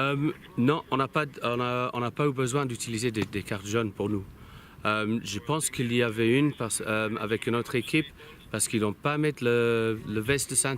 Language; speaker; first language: French; non-native, learner; English